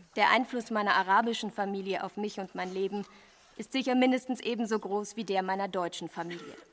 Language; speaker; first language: German; native; German